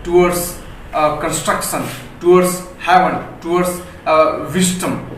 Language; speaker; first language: English; non-native, local second language; Hindi